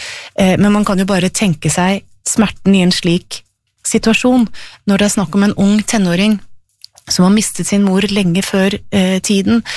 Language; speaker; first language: Norwegian; native; Norwegian